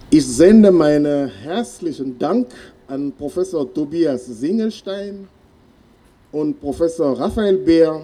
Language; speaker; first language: German; non-native, fluent; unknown